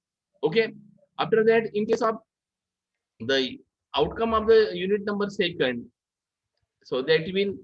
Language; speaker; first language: English; non-native, local second language; Marathi